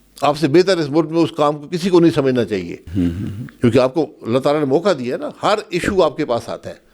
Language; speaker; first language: Urdu; non-native, local second language; Pahari-Potwari